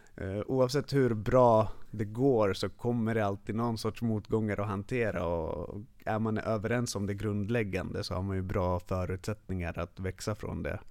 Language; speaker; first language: Swedish; early bilingual, other home language; Finnish